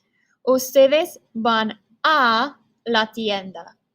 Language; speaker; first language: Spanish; non-native, fluent; English